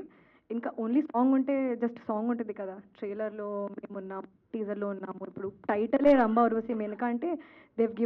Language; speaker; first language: Telugu; non-native, fluent; Hindi